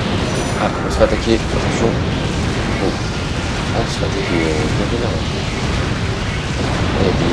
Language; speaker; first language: French; native; French